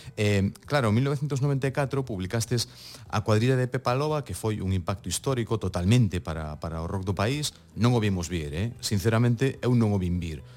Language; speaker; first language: Galician; native; Galician